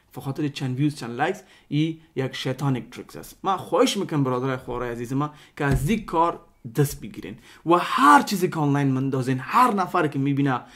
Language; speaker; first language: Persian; non-native, local second language; Pashto